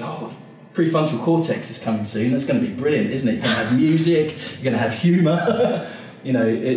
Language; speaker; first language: English; native; English